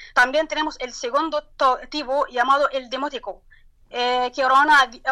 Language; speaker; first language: Spanish; non-native, learner; Turkish